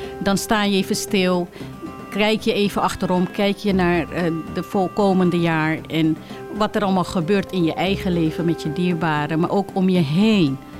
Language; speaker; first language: Dutch; early bilingual, other home language; Caribbean Hindustani